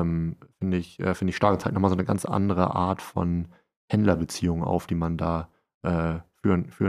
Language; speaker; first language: German; native; German